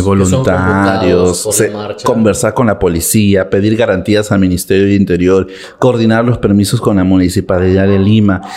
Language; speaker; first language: Spanish; native; Spanish